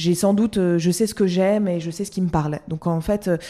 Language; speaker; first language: French; native; French